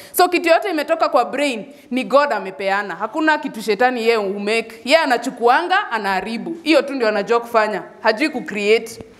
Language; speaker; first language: Swahili; native; Swahili